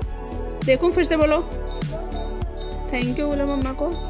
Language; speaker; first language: Hindi; native; Hindi